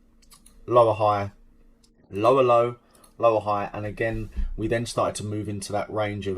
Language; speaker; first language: English; native; English